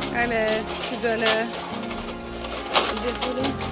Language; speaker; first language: French; native; French